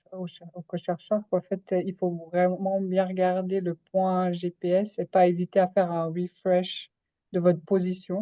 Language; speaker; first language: French; native; French